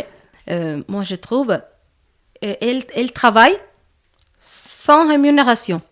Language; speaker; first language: French; non-native, learner; Malayalam